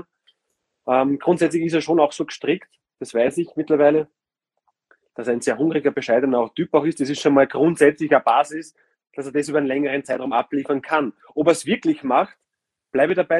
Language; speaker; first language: German; native; German